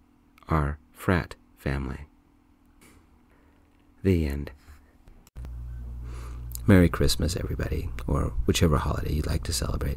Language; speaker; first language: English; native; English